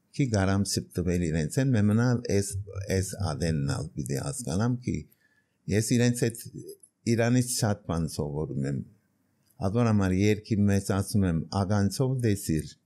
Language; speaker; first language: Armenian; early bilingual, heritage; Armenian